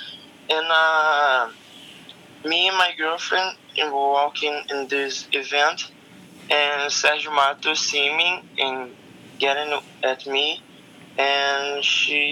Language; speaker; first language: English; non-native, learner; Portuguese